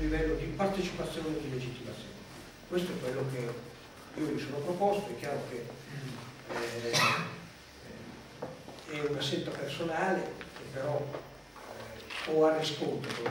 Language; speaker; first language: Italian; native; Italian